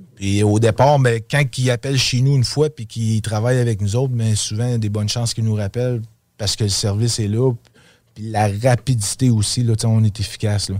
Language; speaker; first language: French; native; French